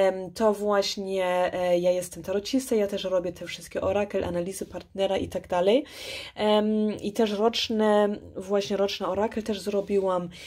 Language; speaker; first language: Polish; early bilingual, heritage; Polish